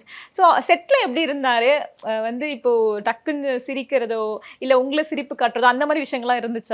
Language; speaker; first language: Tamil; native; Tamil